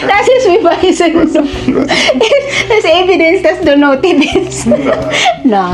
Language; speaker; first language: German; non-native, learner; Filipino